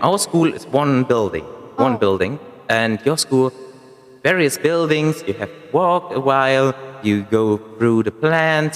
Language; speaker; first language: English; non-native, fluent; German